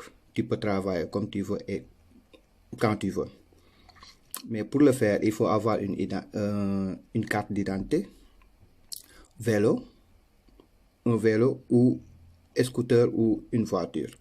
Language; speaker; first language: French; non-native, local second language; Wolof